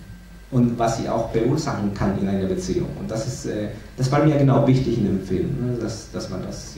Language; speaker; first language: German; non-native, fluent; Spanish